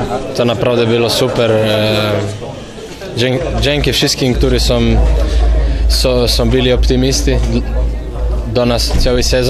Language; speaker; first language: Polish; non-native, learner; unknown